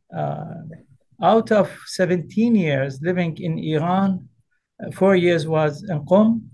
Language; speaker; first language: English; early bilingual, other home language; Arabic